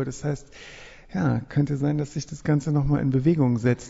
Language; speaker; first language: German; native; German